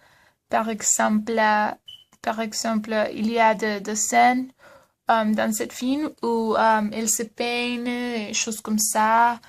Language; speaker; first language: French; non-native, learner; Spanish